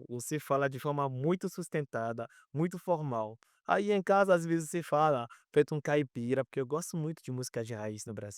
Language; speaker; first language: Portuguese; non-native, fluent; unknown